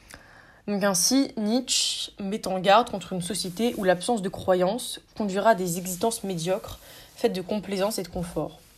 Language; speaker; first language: French; native; French